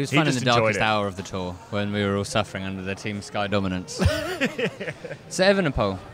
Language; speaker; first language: English; native; English